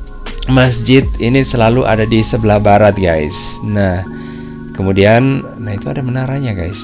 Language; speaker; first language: Indonesian; native; Indonesian